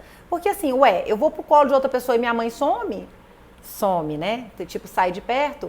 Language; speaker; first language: Portuguese; native; Portuguese